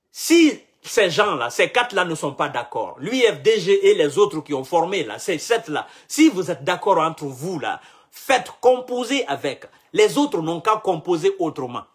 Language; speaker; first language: French; non-native, local second language; Mandingo